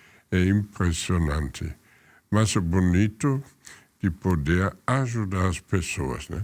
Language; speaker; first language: Portuguese; non-native, fluent; German